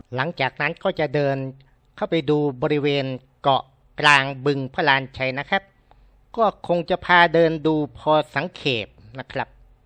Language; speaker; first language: Thai; native; Thai